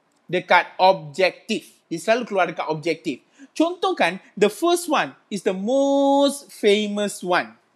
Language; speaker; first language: English; non-native, local second language; Malay